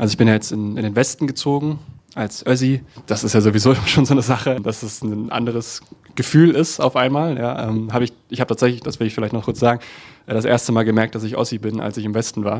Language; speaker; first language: German; native; German